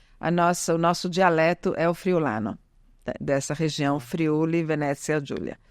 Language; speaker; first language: Portuguese; early bilingual, other home language; Italian